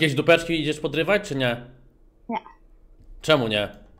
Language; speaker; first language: Polish; native; Polish